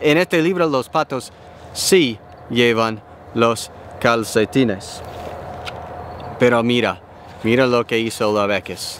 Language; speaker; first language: Spanish; non-native, learner; English